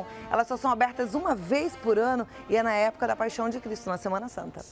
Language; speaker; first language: Portuguese; native; Portuguese